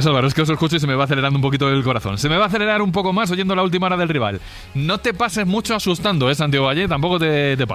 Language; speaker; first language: Spanish; native; Spanish